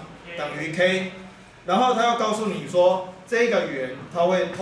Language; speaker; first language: Chinese; native; Chinese